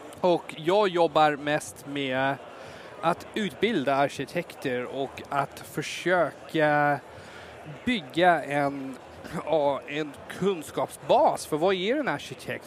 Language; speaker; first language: Swedish; non-native, fluent; English